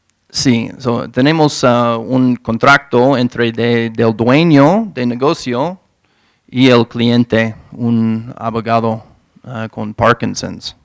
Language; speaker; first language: Spanish; non-native, fluent; English